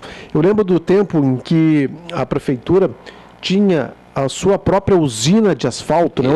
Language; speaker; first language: Portuguese; native; Portuguese